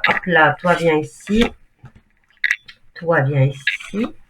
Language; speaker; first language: French; native; French